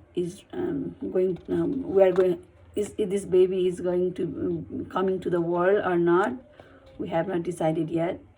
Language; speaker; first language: English; non-native, learner; Nepali